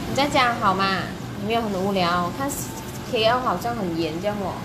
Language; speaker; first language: Chinese; native; Chinese